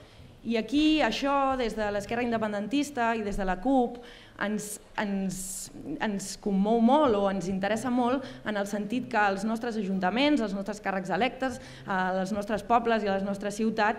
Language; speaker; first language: Catalan; native; Catalan